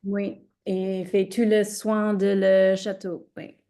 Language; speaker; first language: French; non-native, learner; English